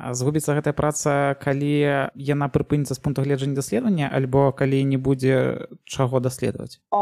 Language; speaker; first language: Belarusian; native; Belarusian